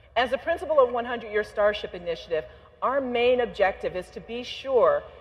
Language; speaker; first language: English; native; English